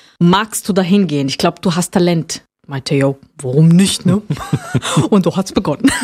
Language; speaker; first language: German; non-native, fluent; Portuguese